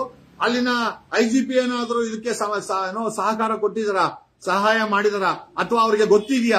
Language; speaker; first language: Kannada; native; Kannada